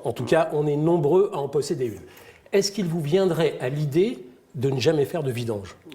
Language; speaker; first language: French; native; French